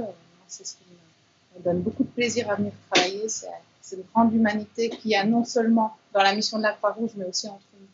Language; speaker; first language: French; native; French